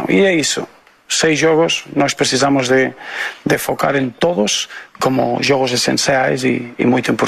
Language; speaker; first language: Portuguese; non-native, fluent; Spanish